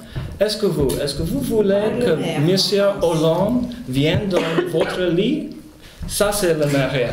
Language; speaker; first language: French; non-native, fluent; Spanish